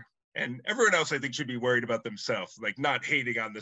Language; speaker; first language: English; native; English